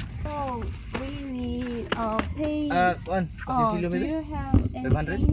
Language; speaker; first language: English; non-native, learner; Korean